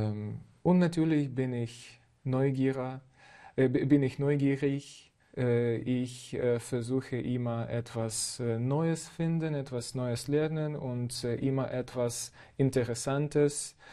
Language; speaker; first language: German; non-native, fluent; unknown